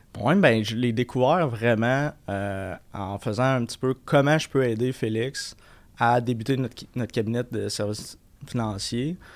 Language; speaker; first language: French; native; French